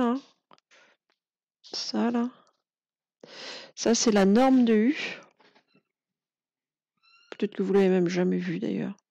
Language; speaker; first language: French; native; French